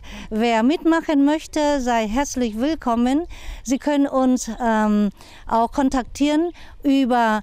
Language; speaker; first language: German; non-native, fluent; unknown